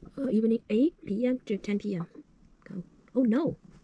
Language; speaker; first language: English; non-native, learner; Vietnamese